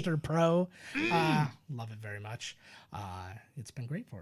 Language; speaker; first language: English; native; English